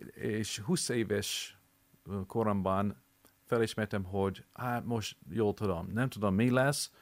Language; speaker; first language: Hungarian; non-native, fluent; English